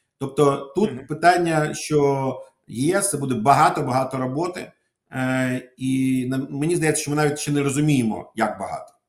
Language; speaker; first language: Ukrainian; non-native, local second language; Russian